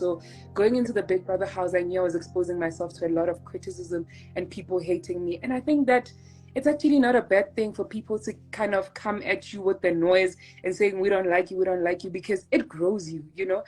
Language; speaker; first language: English; non-native, local second language; Tswana